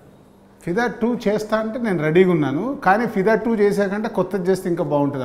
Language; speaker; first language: Telugu; native; Telugu